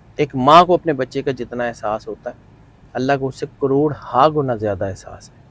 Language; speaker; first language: Urdu; non-native, local second language; Punjabi